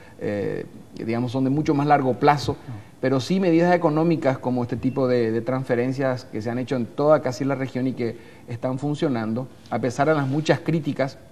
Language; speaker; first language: Spanish; native; Spanish